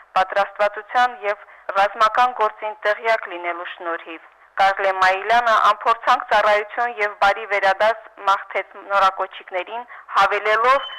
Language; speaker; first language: Armenian; native; Armenian